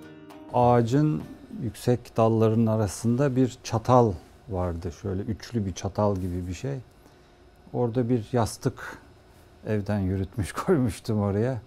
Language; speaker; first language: Turkish; native; Turkish